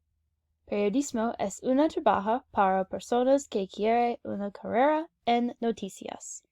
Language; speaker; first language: Spanish; non-native, learner; English